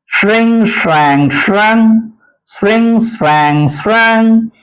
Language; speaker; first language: English; non-native, local second language; Malayalam